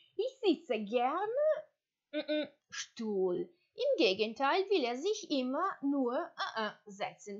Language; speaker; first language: German; non-native, fluent; Italian